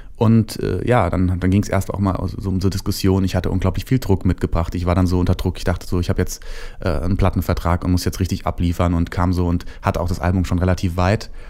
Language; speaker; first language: German; native; German